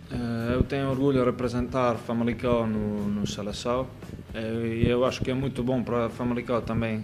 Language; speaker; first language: Portuguese; non-native, learner; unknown